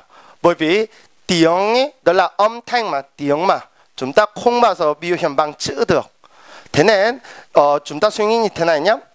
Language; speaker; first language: Vietnamese; non-native, fluent; Korean